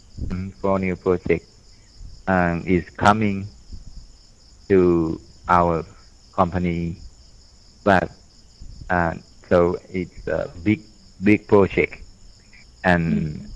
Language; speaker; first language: English; non-native, learner; Thai